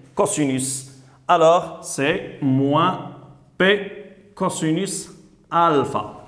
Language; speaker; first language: French; non-native, local second language; Arabic